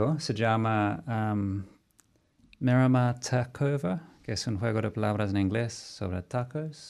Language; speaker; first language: Spanish; non-native, fluent; English